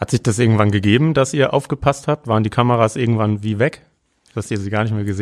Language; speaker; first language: German; native; German